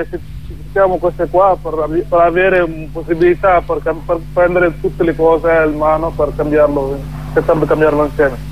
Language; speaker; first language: Italian; non-native, learner; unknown